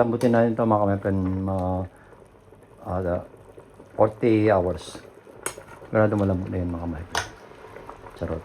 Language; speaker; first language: Filipino; native; Filipino